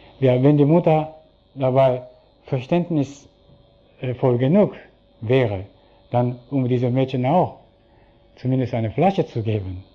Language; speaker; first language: German; non-native, fluent; Japanese